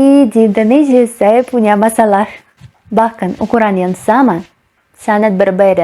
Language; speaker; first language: Indonesian; non-native, fluent; Russian